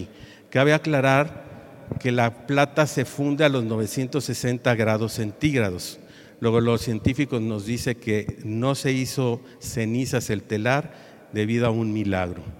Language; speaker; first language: Spanish; native; Spanish